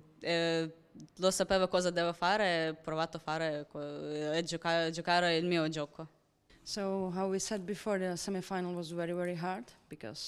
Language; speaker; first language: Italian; non-native, learner; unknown